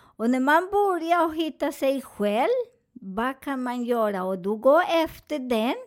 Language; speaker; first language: Swedish; non-native, learner; Spanish